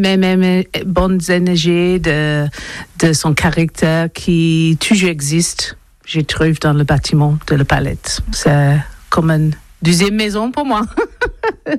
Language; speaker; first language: French; non-native, local second language; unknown